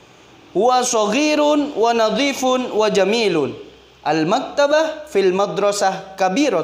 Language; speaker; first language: Arabic; non-native, fluent; Indonesian